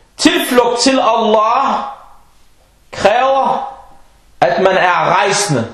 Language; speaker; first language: Danish; non-native, local second language; Arabic